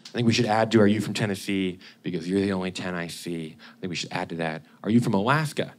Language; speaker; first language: English; native; English